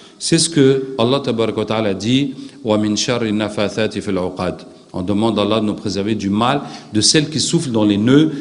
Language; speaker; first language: French; non-native, local second language; Arabic